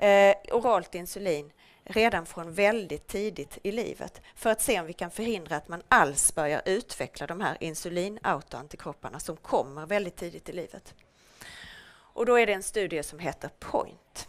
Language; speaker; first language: Swedish; native; Swedish